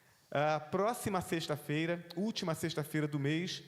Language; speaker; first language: Portuguese; native; Portuguese